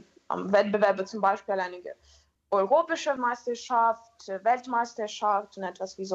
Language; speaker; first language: German; non-native, learner; Ukrainian